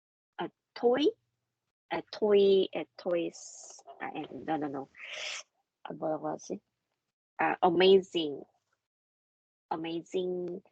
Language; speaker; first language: English; non-native, learner; Korean